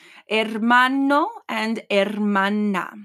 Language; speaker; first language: Spanish; non-native, learner; English